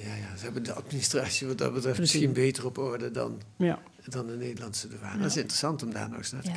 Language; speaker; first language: Dutch; native; Dutch